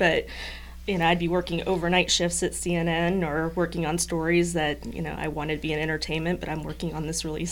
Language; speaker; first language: English; native; English